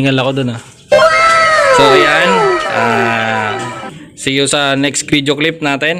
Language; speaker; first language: Filipino; native; Filipino